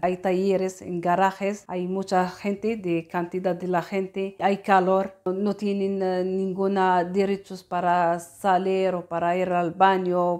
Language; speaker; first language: Spanish; non-native, learner; Arabic